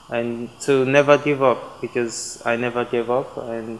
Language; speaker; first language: English; non-native, local second language; Igbo